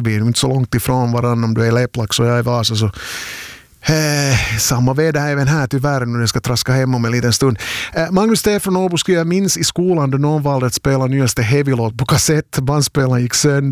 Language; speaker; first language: Swedish; native; Swedish